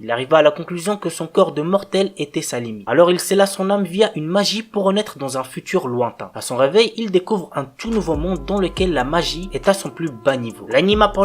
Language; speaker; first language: French; native; French